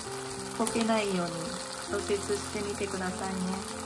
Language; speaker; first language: Japanese; non-native, fluent; Chinese